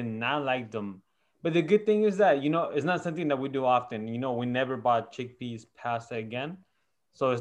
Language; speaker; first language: English; non-native, fluent; Spanish